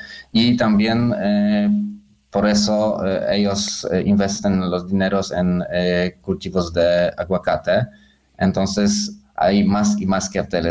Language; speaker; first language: Spanish; non-native, learner; Polish